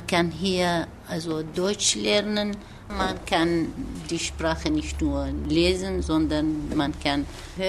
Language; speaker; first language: German; non-native, fluent; Kurdish